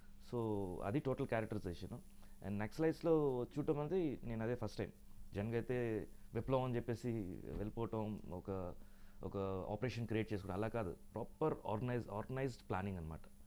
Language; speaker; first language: Telugu; native; Telugu